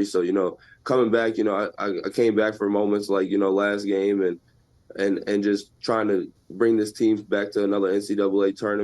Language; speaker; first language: English; native; English